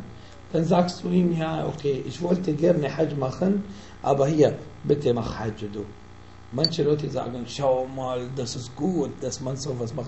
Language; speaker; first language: German; non-native, fluent; Arabic